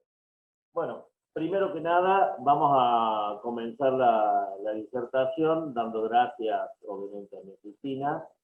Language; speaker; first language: Spanish; native; Spanish